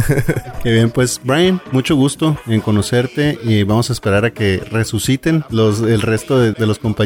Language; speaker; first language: Spanish; native; Spanish